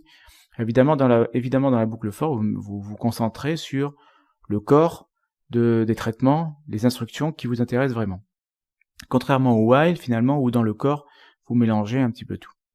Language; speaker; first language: French; native; French